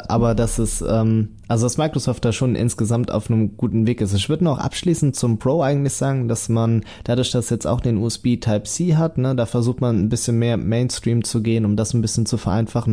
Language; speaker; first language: German; native; German